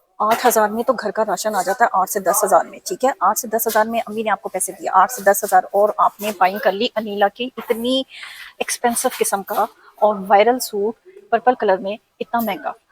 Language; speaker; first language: Urdu; non-native, local second language; Punjabi